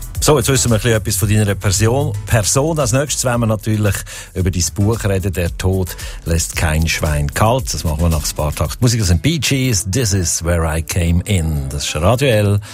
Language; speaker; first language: German; native; German